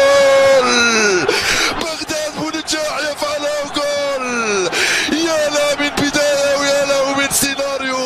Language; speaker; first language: Arabic; native; Arabic